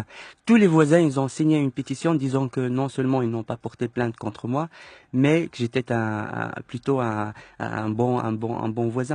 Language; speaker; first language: French; non-native, local second language; Arabic